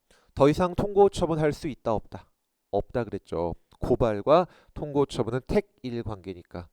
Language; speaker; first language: Korean; native; Korean